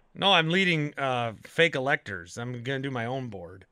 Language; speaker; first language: English; native; English